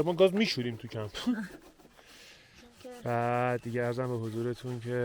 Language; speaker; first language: Persian; native; Persian